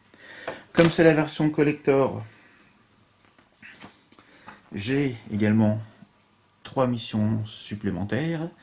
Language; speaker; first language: French; native; French